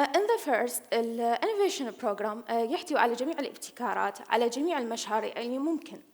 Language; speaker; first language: English; non-native, learner; Arabic